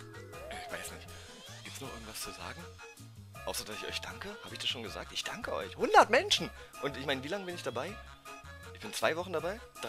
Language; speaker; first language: German; native; German